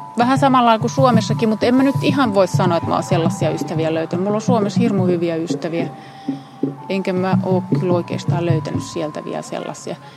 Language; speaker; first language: Finnish; native; Finnish